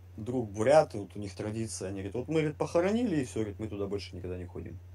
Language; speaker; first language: Russian; native; Russian